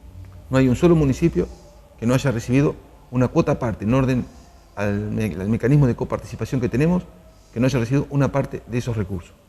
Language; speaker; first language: Spanish; native; Spanish